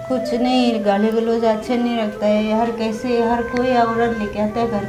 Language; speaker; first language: Hindi; early bilingual, other home language; Nepali